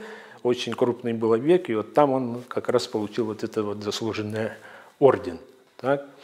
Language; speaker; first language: Russian; native; Russian